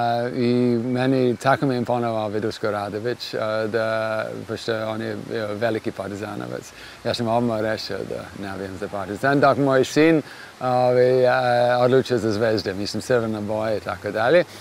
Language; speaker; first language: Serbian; non-native, fluent; English